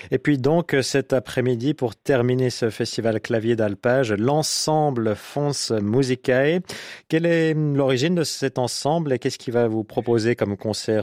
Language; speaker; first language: French; native; French